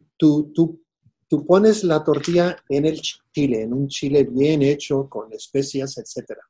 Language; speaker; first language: Spanish; early bilingual, heritage; Spanish